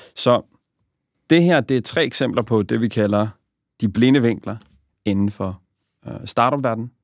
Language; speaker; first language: Danish; early bilingual, other home language; Bosnian